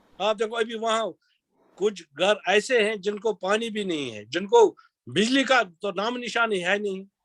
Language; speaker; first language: Urdu; non-native, local second language; Kashmiri